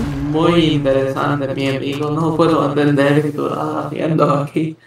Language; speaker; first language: Spanish; non-native, learner; English